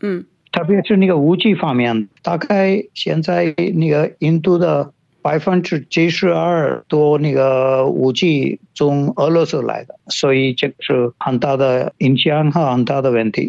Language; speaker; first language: Chinese; non-native, fluent; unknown